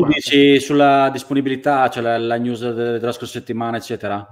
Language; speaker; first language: Italian; native; Italian